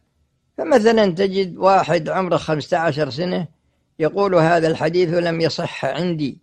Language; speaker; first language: Arabic; native; Arabic